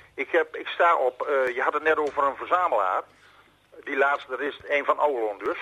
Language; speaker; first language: Dutch; native; Dutch